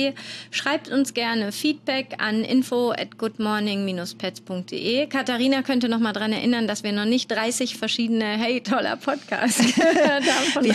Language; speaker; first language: German; native; German